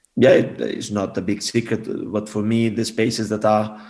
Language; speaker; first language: English; non-native, fluent; Spanish